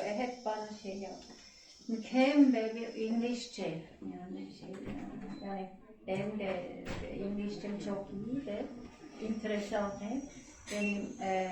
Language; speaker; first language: Turkish; non-native, learner; German